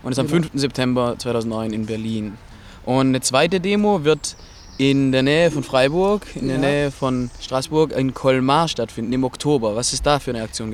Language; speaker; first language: German; native; German